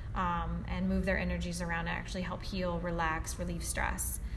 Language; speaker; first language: English; native; English